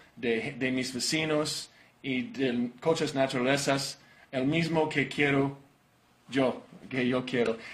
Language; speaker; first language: Spanish; non-native, learner; English